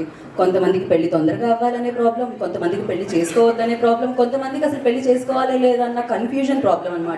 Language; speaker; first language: Telugu; native; Telugu